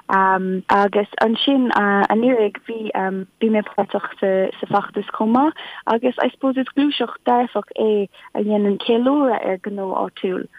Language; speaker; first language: Irish; non-native, local second language; English